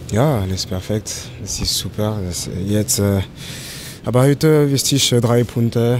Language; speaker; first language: German; non-native, learner; French